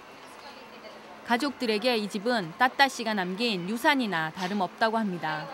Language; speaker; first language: Korean; native; Korean